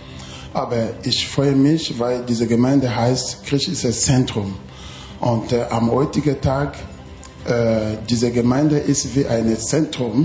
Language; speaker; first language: German; non-native, fluent; Romanian